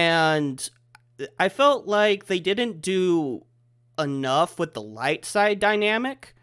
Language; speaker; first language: English; native; English